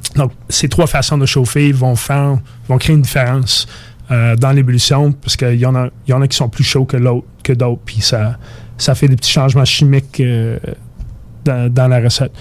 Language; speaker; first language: French; non-native, fluent; English